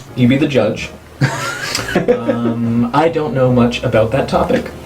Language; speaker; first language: English; native; English